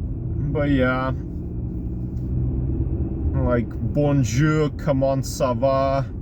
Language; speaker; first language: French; non-native, learner; English